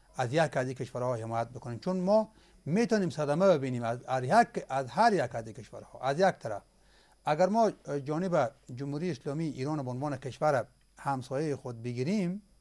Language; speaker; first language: Persian; native; Persian